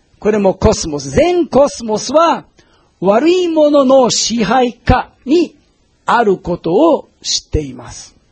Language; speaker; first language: Japanese; non-native, fluent; English